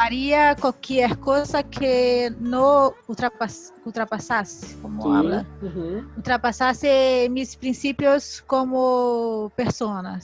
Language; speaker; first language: Spanish; non-native, learner; Portuguese